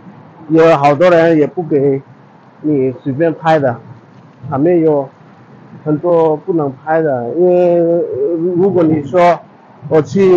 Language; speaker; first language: Chinese; non-native, fluent; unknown